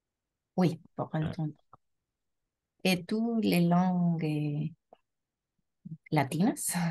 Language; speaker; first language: French; non-native, learner; Spanish